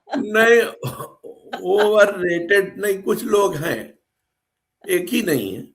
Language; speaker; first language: Urdu; native; Urdu